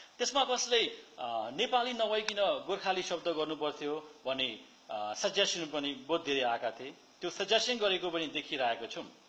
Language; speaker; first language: Nepali; early bilingual, heritage; Nepali